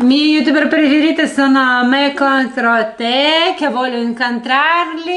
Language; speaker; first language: Italian; early bilingual, other home language; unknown